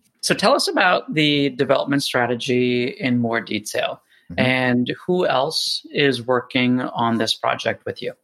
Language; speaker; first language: English; native; English